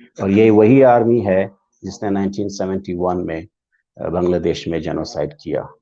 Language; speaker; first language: Urdu; non-native, local second language; Baluchi